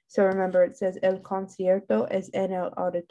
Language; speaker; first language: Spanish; non-native, fluent; English